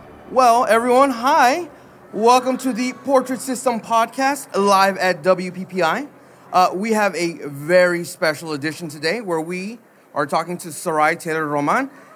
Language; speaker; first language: English; early bilingual, other home language; Spanish